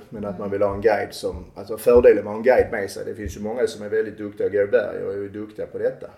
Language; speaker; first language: Swedish; native; Swedish